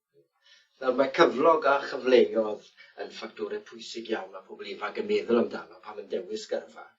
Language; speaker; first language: Welsh; native; Welsh